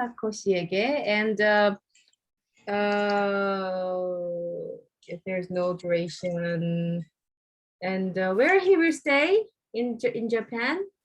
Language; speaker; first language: English; non-native, fluent; Korean